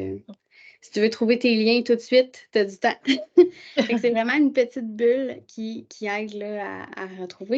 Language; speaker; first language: French; native; French